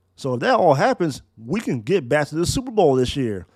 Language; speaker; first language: English; native; English